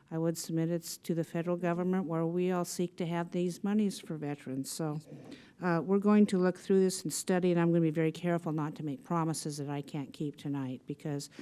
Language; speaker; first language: English; native; English